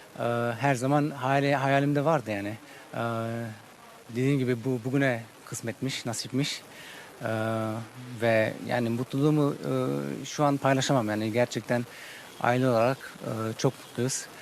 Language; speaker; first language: Turkish; early bilingual, heritage; Turkish